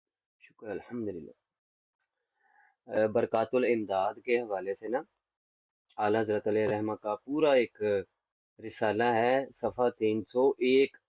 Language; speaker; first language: Hindi; non-native, local second language; Punjabi